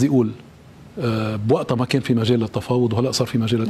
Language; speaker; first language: Arabic; native; Arabic